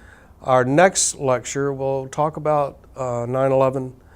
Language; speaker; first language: English; native; English